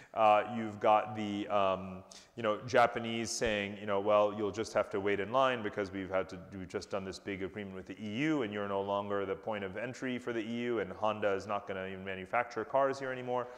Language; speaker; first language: English; native; English